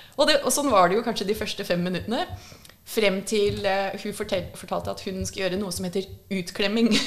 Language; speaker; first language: Norwegian; early bilingual, other home language; English